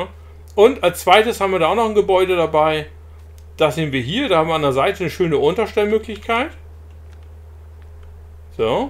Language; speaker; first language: German; native; German